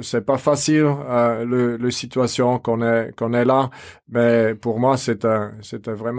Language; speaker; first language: French; non-native, fluent; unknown